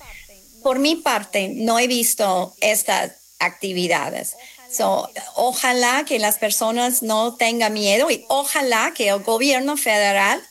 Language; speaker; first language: Spanish; non-native, fluent; English